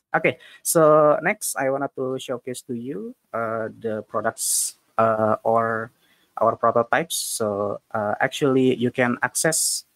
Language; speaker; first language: English; non-native, fluent; Indonesian